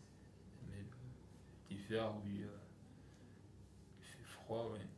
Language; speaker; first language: French; non-native, local second language; Arabic